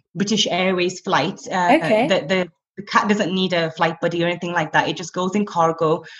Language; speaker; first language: English; native; English